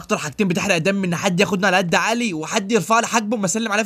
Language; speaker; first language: Arabic; native; Arabic